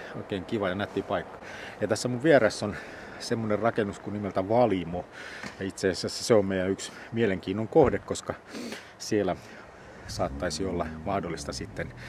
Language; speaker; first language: Finnish; native; Finnish